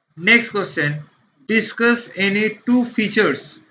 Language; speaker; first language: English; non-native, local second language; Bangla